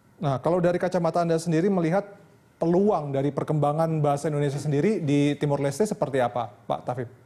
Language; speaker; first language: Indonesian; native; Indonesian